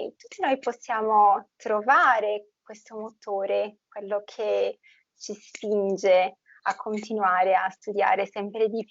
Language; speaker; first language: Italian; non-native, fluent; Portuguese